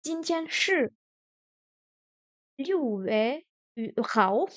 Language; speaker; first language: Chinese; non-native, learner; French